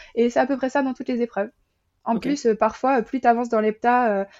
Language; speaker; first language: French; native; French